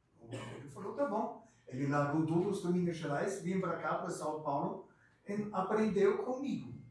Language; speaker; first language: Portuguese; non-native, fluent; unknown